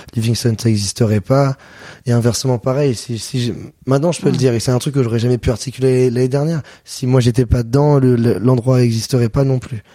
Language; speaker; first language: French; native; French